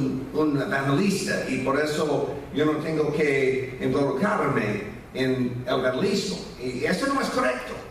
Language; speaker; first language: Spanish; non-native, fluent; English